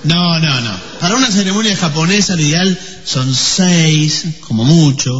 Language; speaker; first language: Spanish; native; Spanish